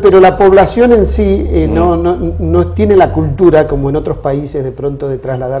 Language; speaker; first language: Spanish; native; Spanish